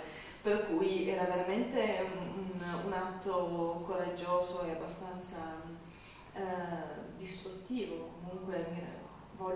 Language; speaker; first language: Italian; native; Italian